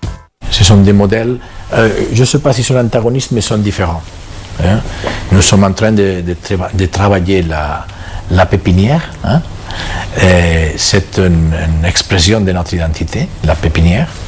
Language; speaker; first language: French; non-native, fluent; Catalan